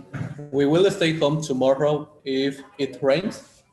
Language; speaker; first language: English; non-native, learner; Spanish